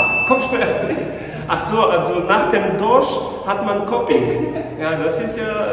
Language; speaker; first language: German; non-native, fluent; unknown